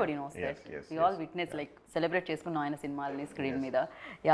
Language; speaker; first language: Telugu; native; Telugu